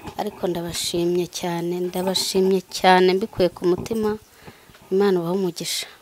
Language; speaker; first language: Kinyarwanda; native; Kinyarwanda